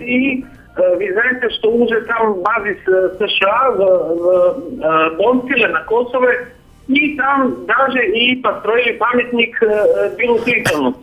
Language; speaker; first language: Russian; non-native, learner; Serbian